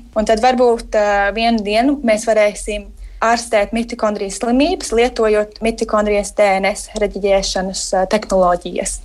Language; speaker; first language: Latvian; early bilingual, heritage; Latvian